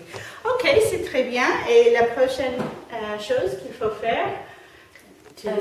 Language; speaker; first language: French; non-native, learner; English